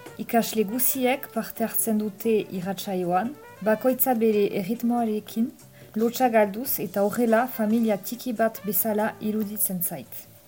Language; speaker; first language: Basque; non-native, local second language; French